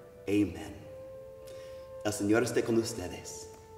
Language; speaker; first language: Spanish; non-native, learner; English